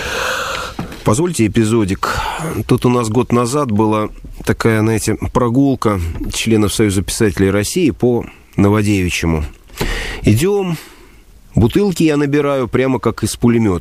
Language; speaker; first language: Russian; native; Russian